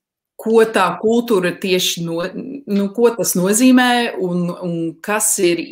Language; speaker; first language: Latvian; early bilingual, heritage; Latvian